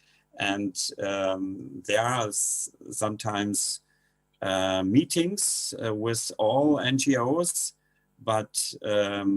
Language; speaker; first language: English; non-native, learner; German